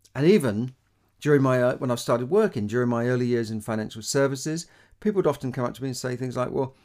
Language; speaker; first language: English; native; English